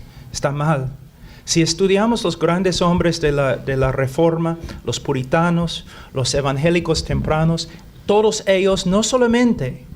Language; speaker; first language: Spanish; non-native, fluent; English